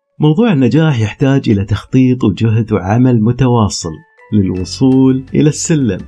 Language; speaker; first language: Arabic; native; Arabic